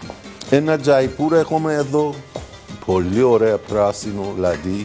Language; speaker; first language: Greek; non-native, learner; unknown